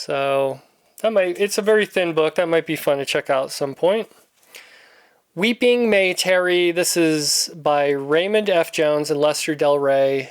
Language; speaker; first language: English; native; English